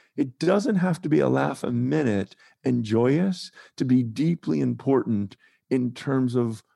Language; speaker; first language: English; native; English